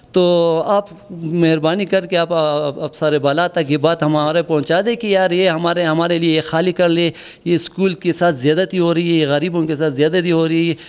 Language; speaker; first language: Urdu; non-native, local second language; Khowar